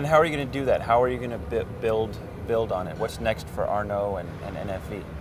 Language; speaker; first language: English; native; English